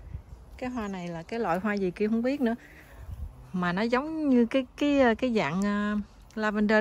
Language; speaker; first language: Vietnamese; native; Vietnamese